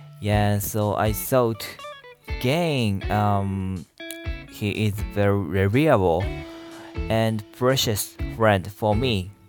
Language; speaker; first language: English; non-native, learner; Japanese